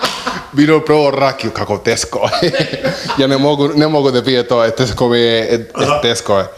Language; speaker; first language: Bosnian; non-native, learner; Spanish